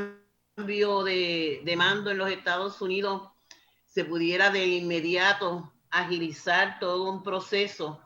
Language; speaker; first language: Spanish; native; Spanish